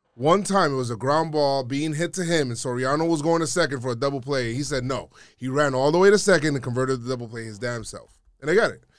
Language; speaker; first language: English; native; English